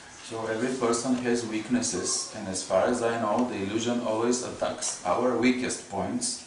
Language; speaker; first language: English; non-native, fluent; Bulgarian